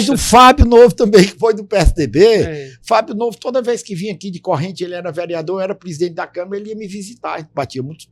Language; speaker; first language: Portuguese; native; Portuguese